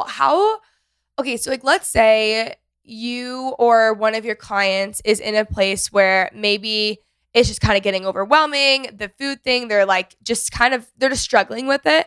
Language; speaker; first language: English; native; English